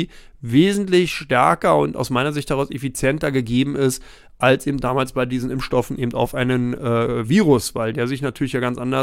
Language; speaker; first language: German; native; German